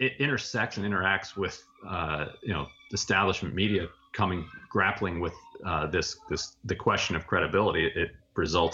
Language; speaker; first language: English; native; English